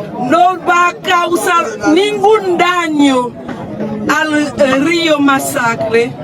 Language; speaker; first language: Spanish; non-native, fluent; Haitian Creole